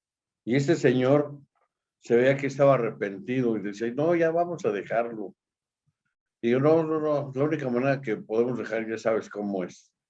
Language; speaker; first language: Spanish; native; Spanish